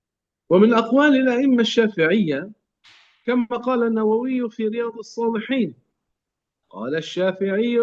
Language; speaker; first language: Arabic; native; Arabic